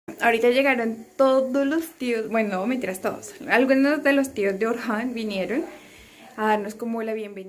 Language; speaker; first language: Spanish; native; Spanish